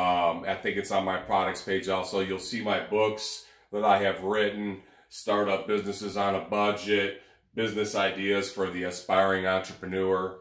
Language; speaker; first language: English; native; English